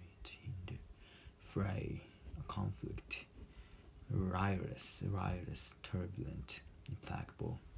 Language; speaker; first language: English; non-native, fluent; Japanese